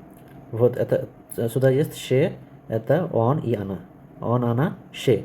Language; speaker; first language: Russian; non-native, learner; Bangla